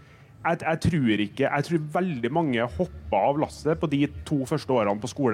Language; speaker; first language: Norwegian; native; Norwegian